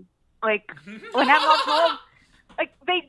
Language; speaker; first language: English; non-native, fluent; Russian